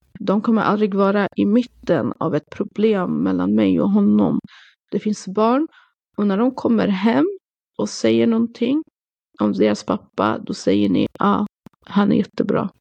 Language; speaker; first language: Swedish; early bilingual, other home language; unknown